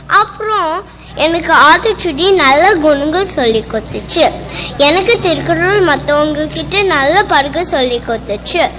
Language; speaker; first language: Tamil; early bilingual, heritage; Tamil